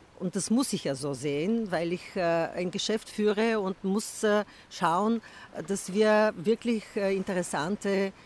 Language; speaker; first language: German; non-native, fluent; Bulgarian